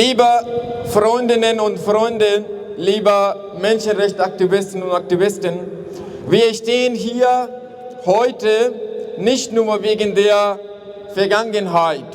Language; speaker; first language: German; non-native, learner; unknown